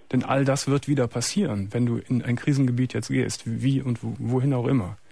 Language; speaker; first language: German; native; German